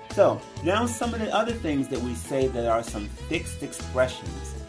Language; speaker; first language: English; native; English